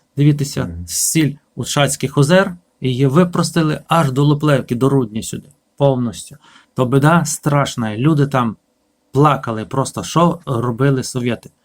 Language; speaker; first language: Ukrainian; native; Ukrainian